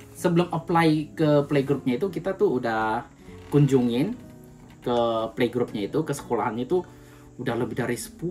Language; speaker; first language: Indonesian; native; Indonesian